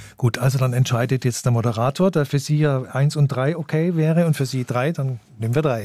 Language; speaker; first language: German; native; German